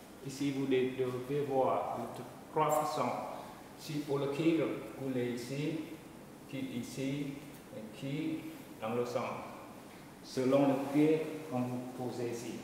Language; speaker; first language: French; non-native, learner; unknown